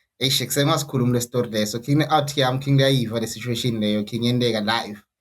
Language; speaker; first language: Zulu; non-native, local second language; Swati